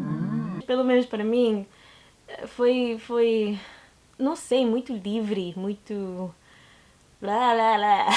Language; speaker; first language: Portuguese; non-native, learner; English